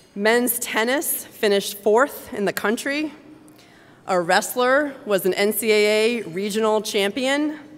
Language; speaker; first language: English; native; English